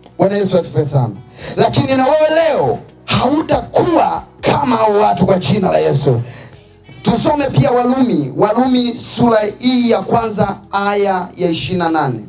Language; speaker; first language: Swahili; native; Swahili